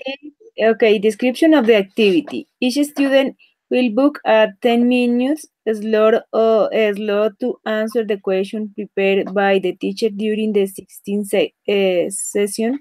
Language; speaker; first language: English; non-native, learner; Spanish